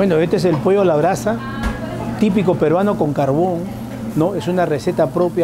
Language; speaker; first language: Spanish; native; Spanish